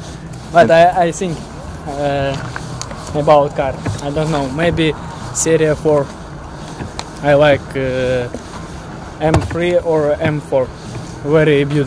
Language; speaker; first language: English; non-native, learner; Ukrainian